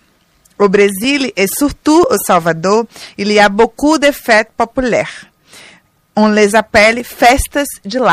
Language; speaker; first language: French; non-native, learner; Portuguese